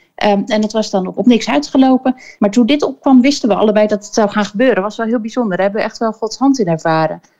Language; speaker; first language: Dutch; native; Dutch